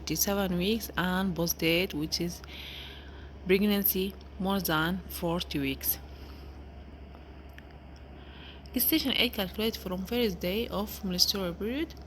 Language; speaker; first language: English; non-native, local second language; Arabic